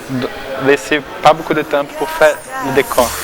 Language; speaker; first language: French; non-native, learner; Portuguese